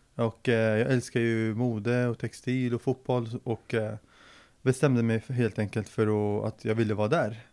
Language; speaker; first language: Swedish; early bilingual, other home language; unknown